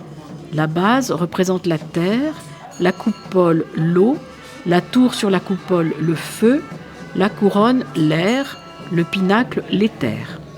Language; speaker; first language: French; native; French